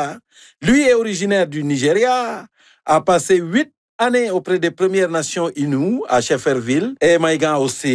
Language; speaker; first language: French; native; French